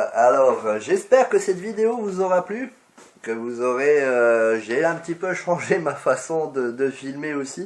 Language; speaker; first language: French; native; French